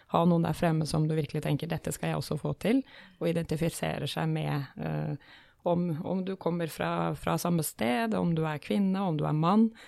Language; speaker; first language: Norwegian; native; Norwegian